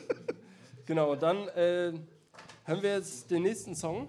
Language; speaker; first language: German; native; German